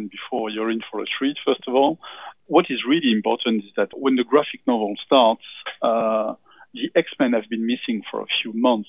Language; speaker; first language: English; non-native, fluent; French